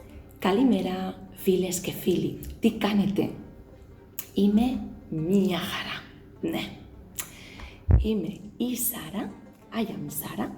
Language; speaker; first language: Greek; non-native, learner; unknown